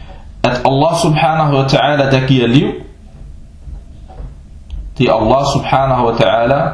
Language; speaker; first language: Danish; non-native, fluent; Arabic